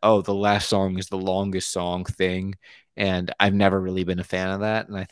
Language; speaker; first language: English; native; English